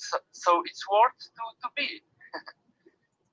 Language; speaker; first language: English; non-native, learner; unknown